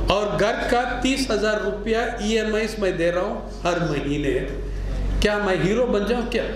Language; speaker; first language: Hindi; non-native, local second language; Telugu